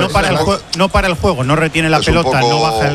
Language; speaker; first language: Spanish; native; Spanish